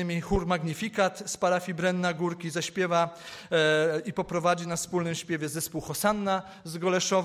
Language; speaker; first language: Polish; native; Polish